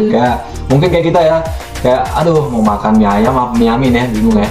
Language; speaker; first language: Indonesian; native; Indonesian